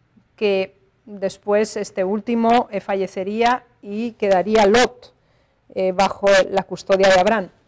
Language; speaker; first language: Spanish; native; Spanish